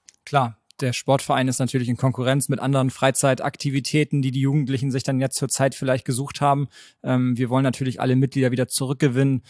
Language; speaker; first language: German; native; German